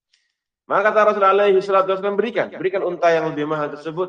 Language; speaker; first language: Indonesian; native; Indonesian